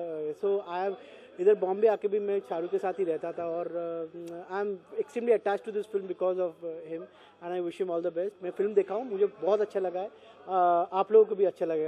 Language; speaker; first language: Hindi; non-native, local second language; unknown